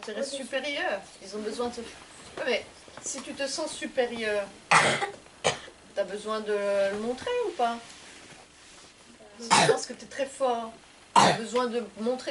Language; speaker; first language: French; native; French